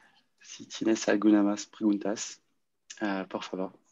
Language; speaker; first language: Spanish; non-native, learner; French